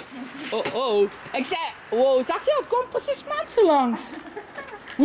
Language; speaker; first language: Dutch; native; Dutch